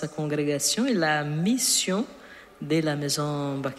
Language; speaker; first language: French; non-native, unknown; Portuguese